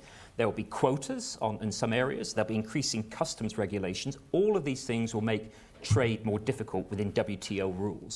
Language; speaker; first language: English; native; English